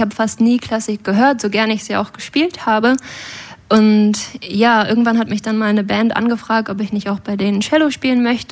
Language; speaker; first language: German; native; German